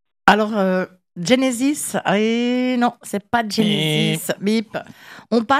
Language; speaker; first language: French; native; French